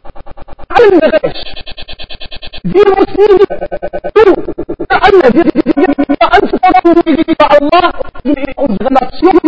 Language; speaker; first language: German; non-native, learner; Arabic